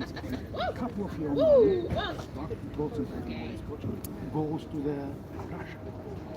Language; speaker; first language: English; non-native, learner; Ukrainian